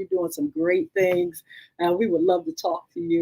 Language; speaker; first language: English; native; English